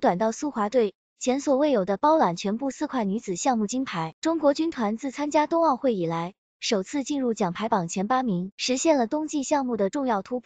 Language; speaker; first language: Chinese; native; Chinese